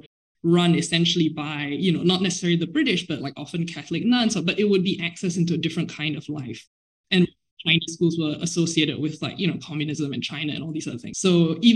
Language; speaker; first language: English; native; English